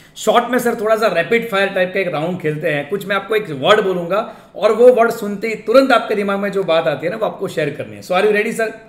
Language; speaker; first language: Hindi; non-native, local second language; Gujarati